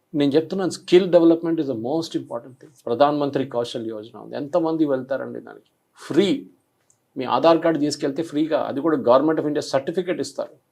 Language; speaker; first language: Telugu; non-native, local second language; Malayalam